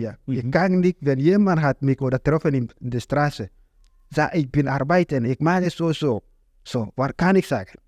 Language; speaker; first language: German; non-native, learner; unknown